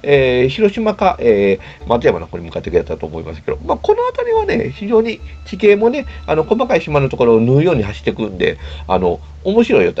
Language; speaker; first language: Japanese; native; Japanese